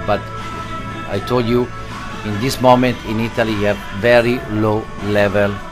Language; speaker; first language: English; non-native, learner; Italian